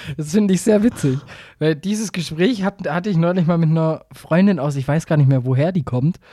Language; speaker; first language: German; native; German